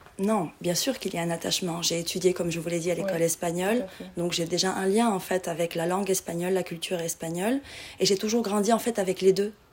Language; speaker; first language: French; non-native, local second language; Arabic